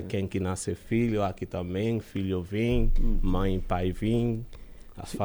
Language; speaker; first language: Portuguese; non-native, learner; Haitian Creole